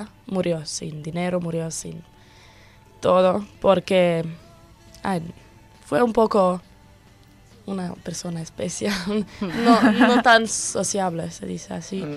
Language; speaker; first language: Spanish; non-native, learner; Croatian